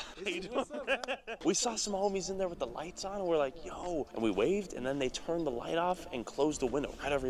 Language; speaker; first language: English; native; English